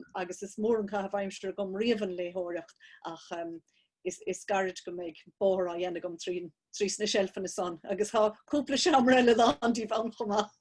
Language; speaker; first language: Irish; native; Irish